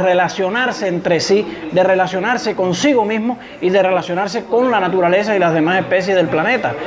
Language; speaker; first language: Spanish; native; Spanish